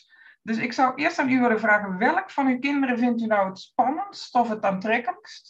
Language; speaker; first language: Dutch; native; Dutch